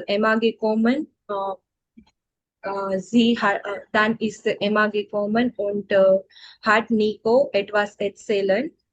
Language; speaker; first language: German; non-native, learner; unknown